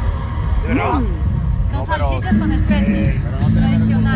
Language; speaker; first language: Spanish; non-native, learner; Bulgarian